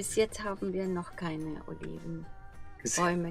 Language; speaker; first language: German; non-native, fluent; Arabic